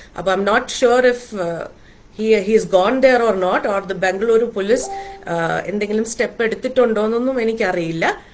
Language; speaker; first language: Malayalam; early bilingual, heritage; Malayalam